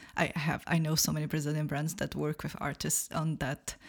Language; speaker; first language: English; non-native, fluent; Portuguese